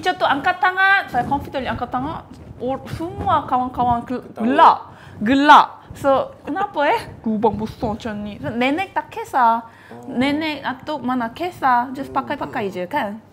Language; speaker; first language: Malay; non-native, fluent; Korean